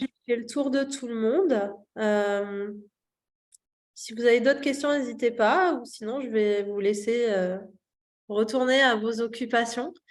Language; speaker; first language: French; native; French